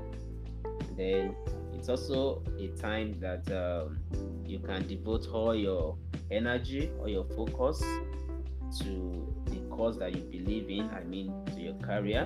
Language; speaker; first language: English; non-native, local second language; Yoruba